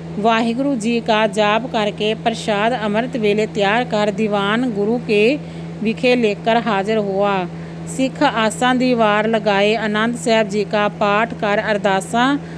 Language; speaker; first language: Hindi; non-native, local second language; Punjabi